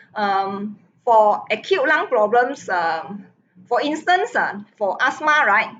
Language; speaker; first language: English; non-native, local second language; Min Nan Chinese